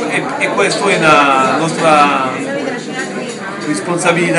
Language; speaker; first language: Italian; non-native, fluent; French